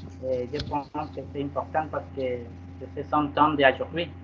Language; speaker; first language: French; non-native, learner; Spanish